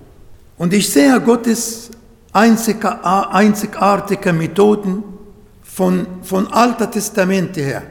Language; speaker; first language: German; non-native, learner; Arabic